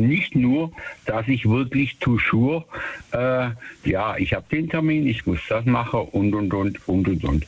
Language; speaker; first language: German; native; German